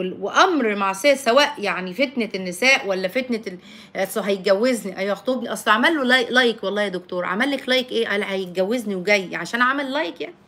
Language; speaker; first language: Arabic; native; Arabic